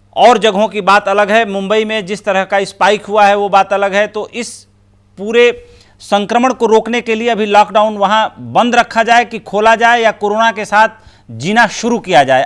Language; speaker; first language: Hindi; native; Hindi